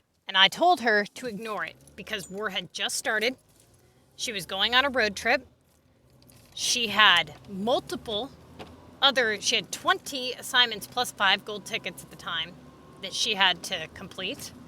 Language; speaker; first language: English; native; English